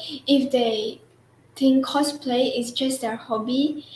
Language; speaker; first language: English; non-native, local second language; Chinese